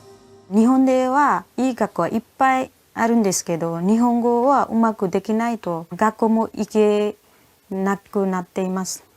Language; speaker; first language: Japanese; non-native, learner; Nepali